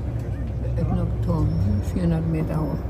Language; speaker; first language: German; native; German